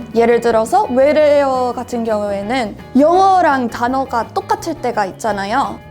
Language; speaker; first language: Korean; non-native, fluent; English